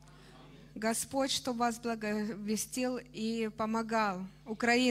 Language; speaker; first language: Russian; non-native, fluent; Romanian